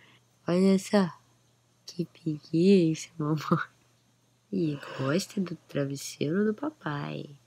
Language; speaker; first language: Portuguese; native; Portuguese